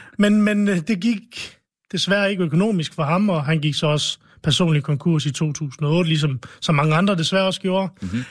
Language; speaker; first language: Danish; early bilingual, other home language; Arabic